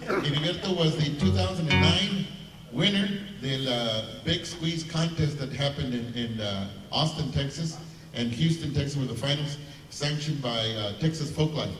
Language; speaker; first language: English; early bilingual, other home language; Spanish